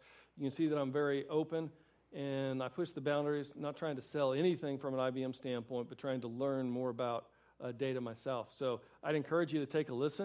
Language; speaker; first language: English; native; English